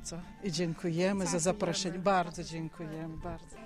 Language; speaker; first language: Polish; non-native, fluent; Ukrainian